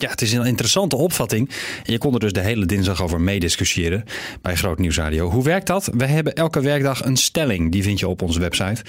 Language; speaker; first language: Dutch; native; Dutch